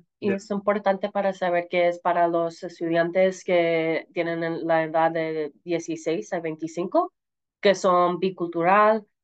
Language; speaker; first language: Spanish; early bilingual, heritage; Spanish